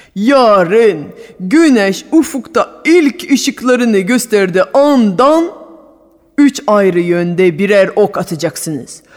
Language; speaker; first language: Turkish; non-native, fluent; French